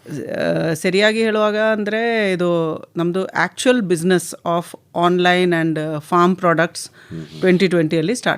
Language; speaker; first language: Kannada; non-native, local second language; Malayalam